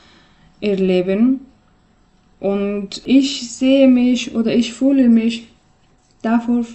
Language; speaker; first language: German; non-native, learner; Persian